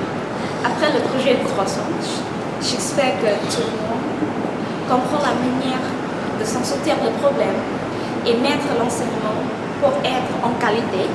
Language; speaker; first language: French; non-native, fluent; Lao